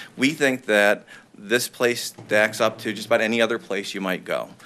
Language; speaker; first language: English; native; English